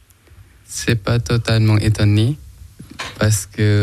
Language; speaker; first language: French; non-native, learner; Thai